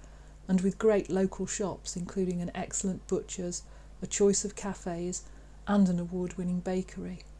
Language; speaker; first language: English; native; English